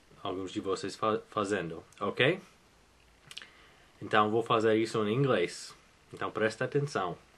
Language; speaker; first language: Portuguese; non-native, fluent; English